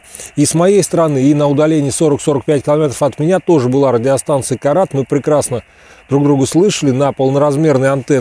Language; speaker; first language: Russian; native; Russian